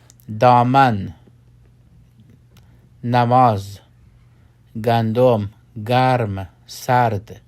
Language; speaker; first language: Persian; non-native, fluent; Urdu